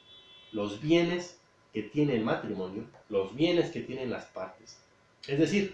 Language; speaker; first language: Spanish; native; Spanish